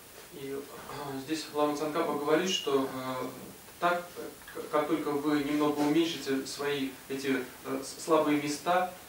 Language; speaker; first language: Russian; native; Russian